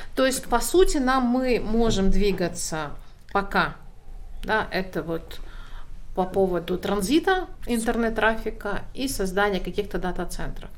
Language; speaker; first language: Russian; non-native, local second language; Tajik